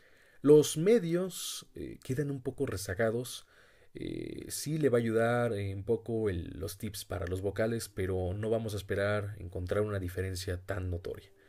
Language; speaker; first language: Spanish; native; Spanish